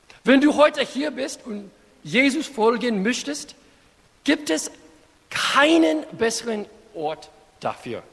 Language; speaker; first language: German; non-native, fluent; English